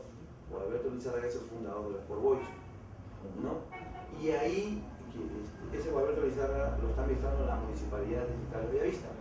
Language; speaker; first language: Spanish; native; Spanish